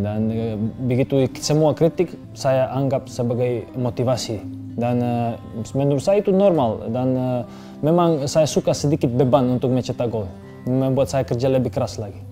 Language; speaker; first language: Indonesian; non-native, fluent; Serbian